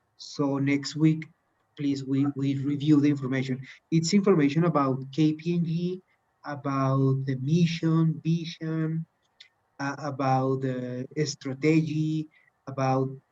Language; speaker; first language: English; non-native, learner; Spanish